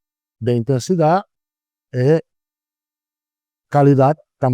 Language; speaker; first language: Portuguese; non-native, learner; Italian